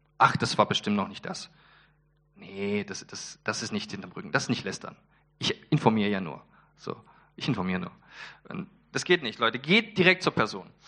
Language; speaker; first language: German; early bilingual, other home language; Polish